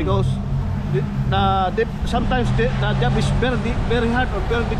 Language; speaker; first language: English; non-native, learner; Filipino